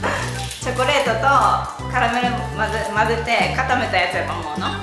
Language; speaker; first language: Japanese; native; Japanese